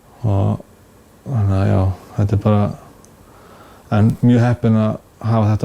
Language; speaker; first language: Icelandic; native; Icelandic